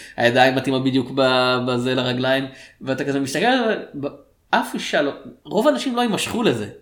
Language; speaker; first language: Hebrew; native; Hebrew